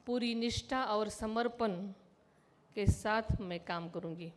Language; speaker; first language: Hindi; non-native, local second language; Marathi